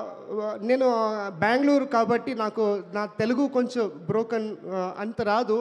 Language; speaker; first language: Telugu; non-native, learner; Kannada